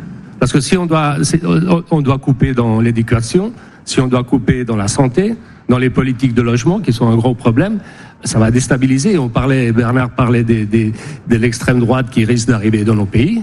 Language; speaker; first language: French; non-native, fluent; Spanish